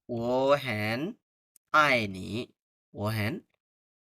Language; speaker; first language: Chinese; non-native, fluent; Bangla